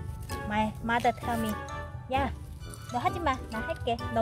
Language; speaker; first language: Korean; non-native, learner; Vietnamese